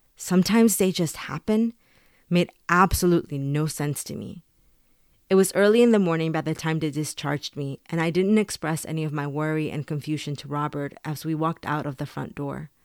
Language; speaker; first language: English; early bilingual, other home language; Spanish